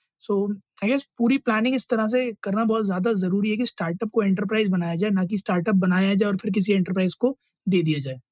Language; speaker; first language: Hindi; native; Hindi